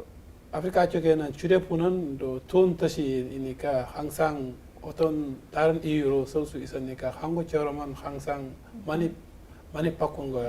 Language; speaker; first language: Korean; non-native, fluent; Wolof